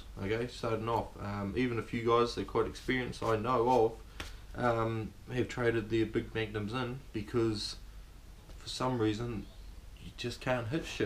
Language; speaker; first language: English; native; English